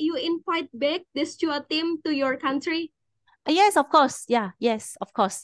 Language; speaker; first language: English; non-native, learner; Malay